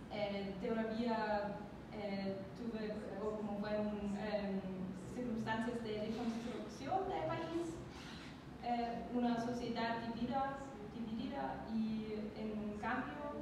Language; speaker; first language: Spanish; non-native, learner; German